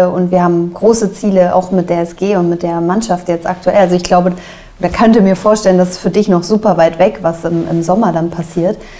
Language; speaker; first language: German; native; German